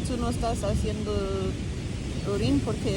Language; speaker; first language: Spanish; early bilingual, heritage; Spanish